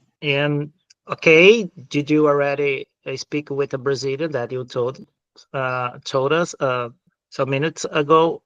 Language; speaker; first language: English; non-native, fluent; Portuguese